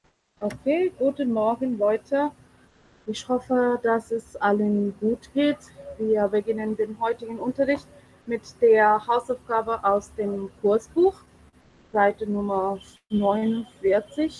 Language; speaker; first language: German; non-native, fluent; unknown